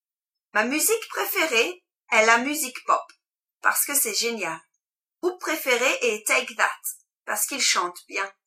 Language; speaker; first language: French; non-native, learner; English